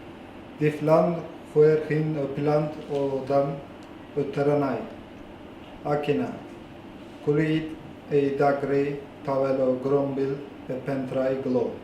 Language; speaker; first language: Welsh; non-native, learner; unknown